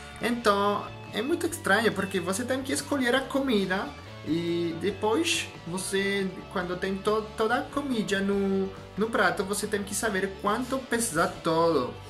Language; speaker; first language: Portuguese; non-native, learner; French